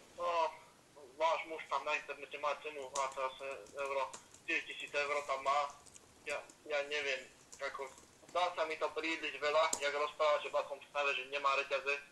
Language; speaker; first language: Slovak; non-native, fluent; Hungarian